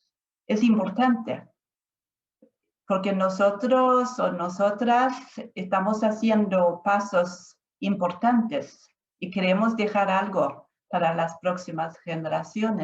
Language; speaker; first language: Spanish; non-native, fluent; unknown